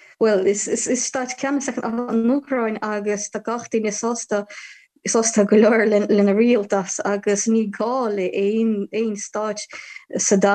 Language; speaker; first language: Irish; non-native, fluent; Ukrainian